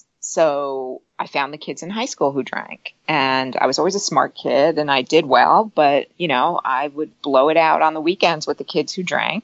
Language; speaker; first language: English; native; English